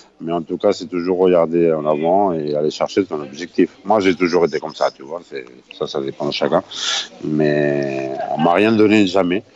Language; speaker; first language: French; non-native, fluent; Spanish